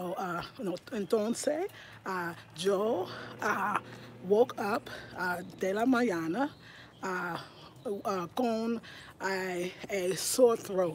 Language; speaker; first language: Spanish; non-native, learner; English